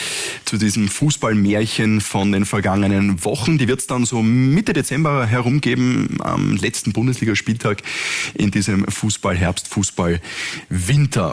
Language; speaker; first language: German; native; German